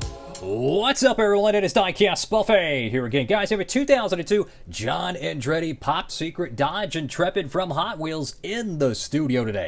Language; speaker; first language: English; native; English